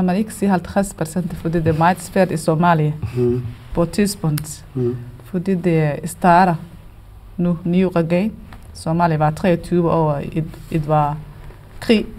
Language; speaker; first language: Danish; non-native, learner; Somali